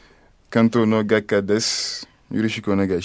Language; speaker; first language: Japanese; non-native, learner; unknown